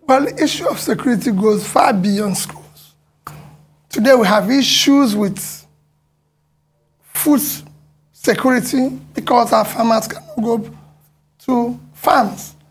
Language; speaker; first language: English; non-native, local second language; Igbo